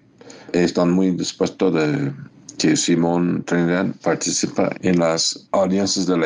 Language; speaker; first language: Spanish; non-native, fluent; English